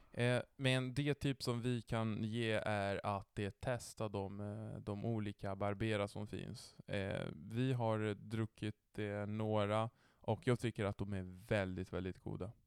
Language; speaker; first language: Swedish; non-native, fluent; Italian